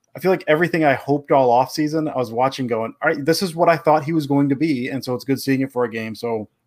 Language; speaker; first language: English; native; English